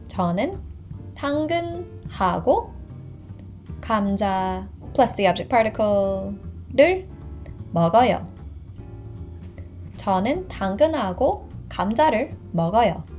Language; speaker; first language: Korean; non-native, fluent; English